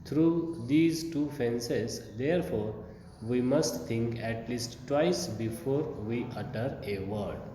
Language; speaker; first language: English; non-native, local second language; Marathi